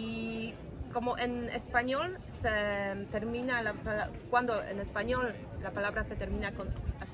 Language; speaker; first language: Spanish; non-native, fluent; Polish